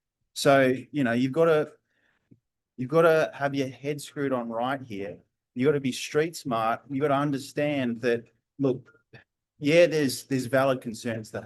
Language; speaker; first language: English; native; English